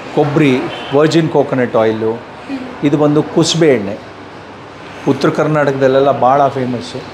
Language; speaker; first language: Kannada; native; Kannada